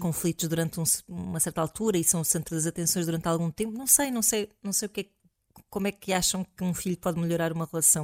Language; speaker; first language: Portuguese; native; Portuguese